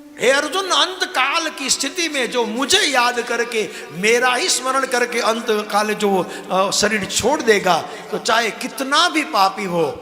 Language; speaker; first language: Hindi; non-native, local second language; Gujarati